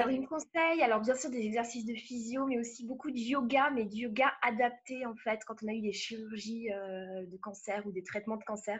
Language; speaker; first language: French; native; French